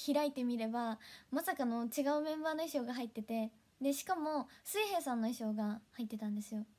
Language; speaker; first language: Japanese; native; Japanese